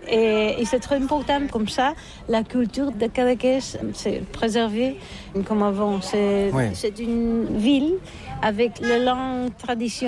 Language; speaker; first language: French; non-native, learner; Catalan